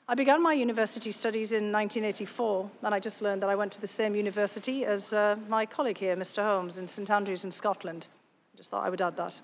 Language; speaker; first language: English; native; English